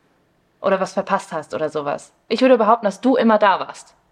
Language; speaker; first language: German; early bilingual, other home language; Spanish